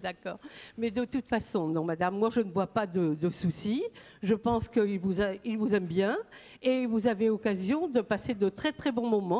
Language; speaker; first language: French; native; French